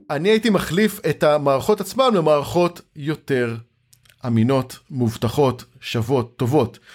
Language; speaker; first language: Hebrew; native; Hebrew